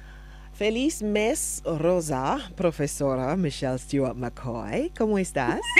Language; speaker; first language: Spanish; non-native, learner; English